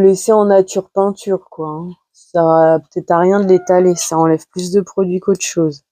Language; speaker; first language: French; native; French